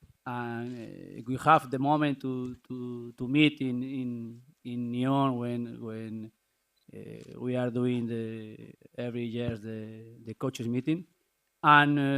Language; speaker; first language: English; non-native, learner; Spanish